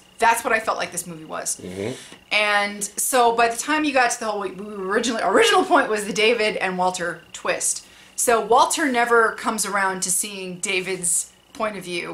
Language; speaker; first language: English; native; English